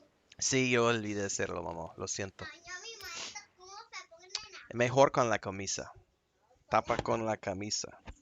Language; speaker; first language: Spanish; non-native, learner; English